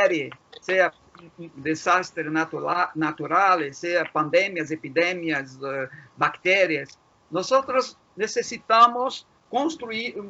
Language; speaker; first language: Spanish; non-native, fluent; Portuguese